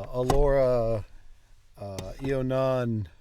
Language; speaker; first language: Italian; non-native, learner; English